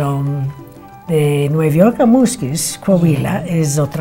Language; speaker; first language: Spanish; non-native, fluent; English